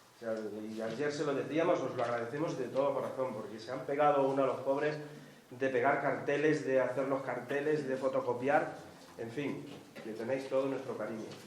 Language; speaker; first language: Spanish; native; Spanish